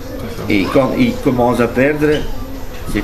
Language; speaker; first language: French; non-native, learner; Dutch